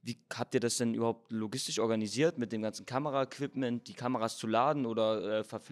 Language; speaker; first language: German; native; German